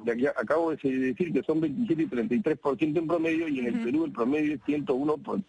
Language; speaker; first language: Spanish; native; Spanish